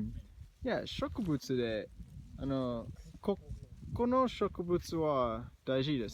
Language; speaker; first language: Japanese; non-native, learner; English